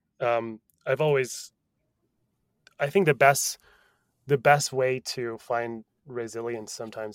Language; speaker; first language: English; non-native, fluent; Spanish